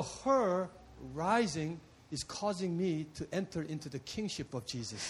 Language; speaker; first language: English; early bilingual, other home language; Korean